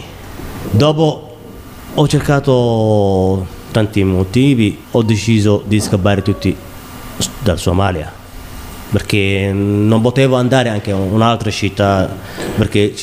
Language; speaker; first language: Italian; non-native, learner; Somali